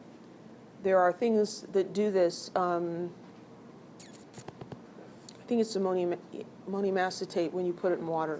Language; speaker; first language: English; native; English